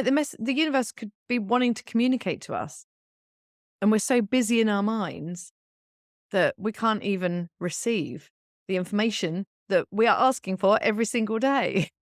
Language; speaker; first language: English; native; English